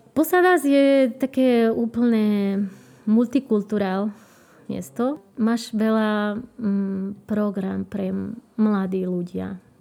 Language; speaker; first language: Slovak; non-native, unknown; Spanish